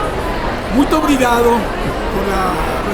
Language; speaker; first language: Portuguese; non-native, fluent; Spanish